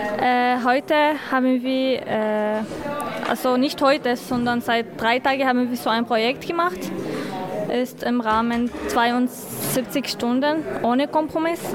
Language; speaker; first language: German; non-native, fluent; Arabic